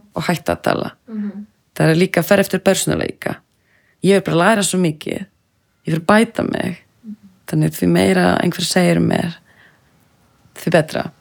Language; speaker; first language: Icelandic; non-native, fluent; French